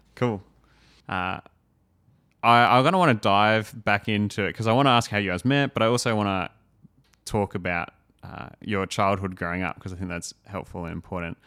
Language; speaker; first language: English; native; English